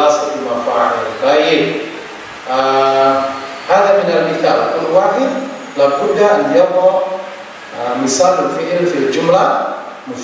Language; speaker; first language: Arabic; non-native, fluent; Indonesian